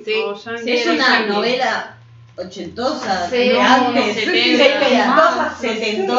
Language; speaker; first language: Spanish; native; Spanish